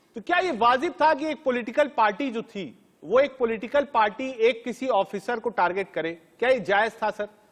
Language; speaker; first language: Hindi; native; Hindi